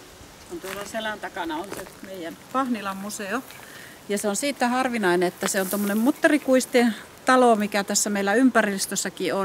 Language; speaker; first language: Finnish; native; Finnish